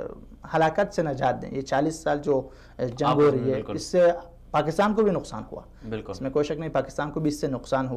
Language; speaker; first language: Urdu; non-native, fluent; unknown